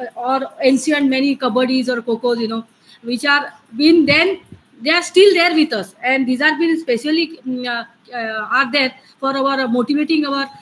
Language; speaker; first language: English; non-native, local second language; Marathi